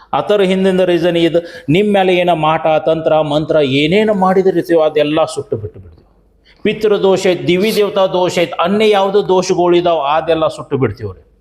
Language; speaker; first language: Kannada; native; Kannada